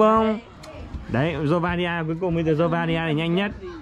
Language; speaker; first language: Vietnamese; native; Vietnamese